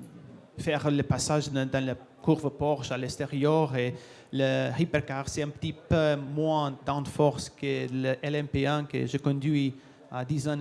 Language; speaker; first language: French; non-native, learner; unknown